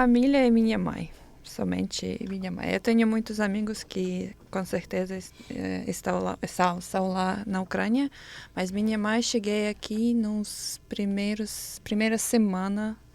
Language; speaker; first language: Portuguese; non-native, learner; Ukrainian